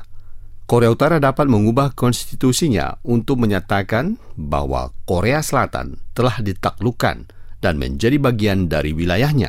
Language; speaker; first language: Indonesian; native; Indonesian